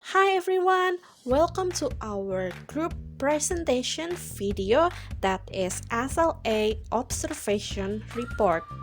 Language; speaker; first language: English; non-native, learner; Indonesian